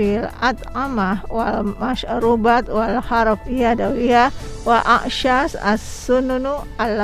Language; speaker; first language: Arabic; non-native, fluent; Indonesian